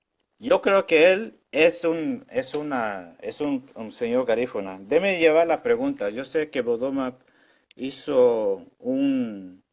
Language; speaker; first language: Spanish; non-native, local second language; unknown